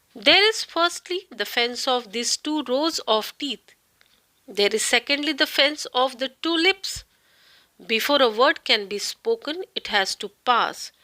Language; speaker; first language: English; non-native, local second language; Marathi